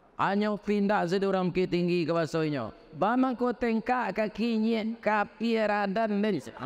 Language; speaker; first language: Indonesian; non-native, local second language; Minangkabau